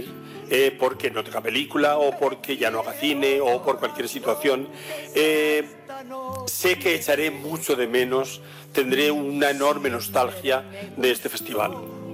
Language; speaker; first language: Spanish; native; Spanish